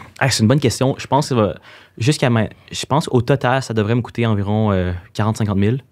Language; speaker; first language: French; native; French